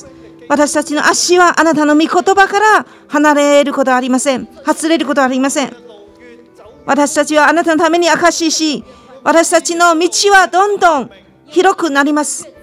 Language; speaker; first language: Japanese; non-native, fluent; Chinese